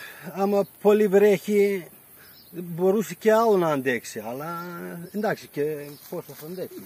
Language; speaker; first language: Greek; non-native, local second language; Bulgarian